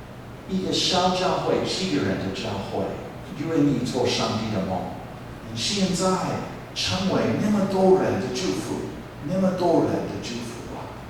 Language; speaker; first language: Chinese; non-native, fluent; English